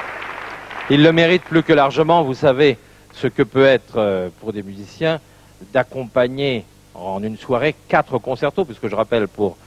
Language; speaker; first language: French; native; French